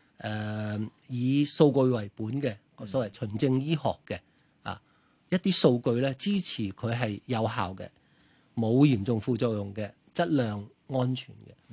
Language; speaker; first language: Cantonese; native; Cantonese